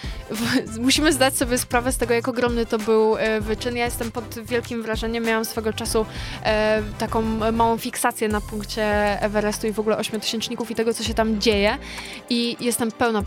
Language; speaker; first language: Polish; native; Polish